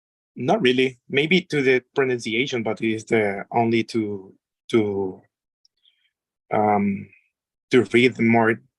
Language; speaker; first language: English; non-native, learner; Spanish